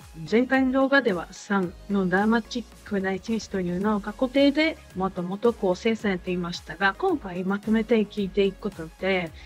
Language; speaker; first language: Japanese; native; Japanese